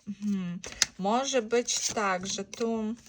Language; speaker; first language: Polish; non-native, learner; Ukrainian